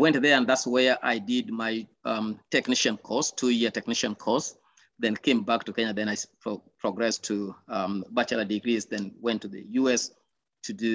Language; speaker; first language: English; non-native, local second language; Luo (Kenya and Tanzania)